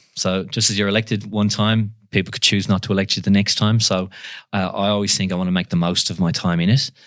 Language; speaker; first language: English; non-native, local second language; Irish